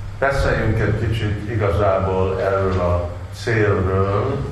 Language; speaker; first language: Hungarian; non-native, learner; Russian